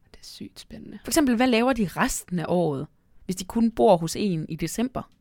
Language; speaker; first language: Danish; native; Danish